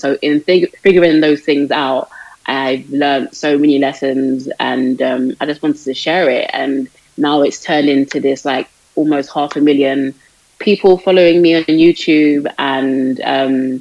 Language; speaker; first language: English; native; English